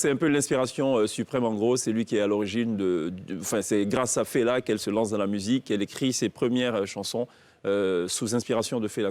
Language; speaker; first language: French; native; French